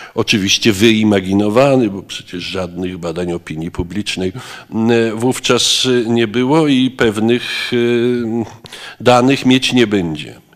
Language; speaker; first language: Polish; native; Polish